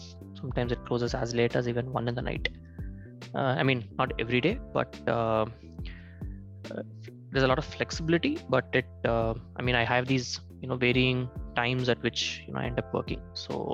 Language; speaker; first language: English; non-native, local second language; Tamil